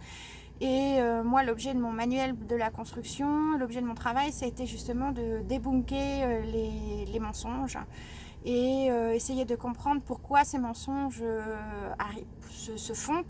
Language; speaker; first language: French; native; French